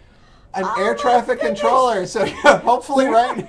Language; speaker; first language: English; native; English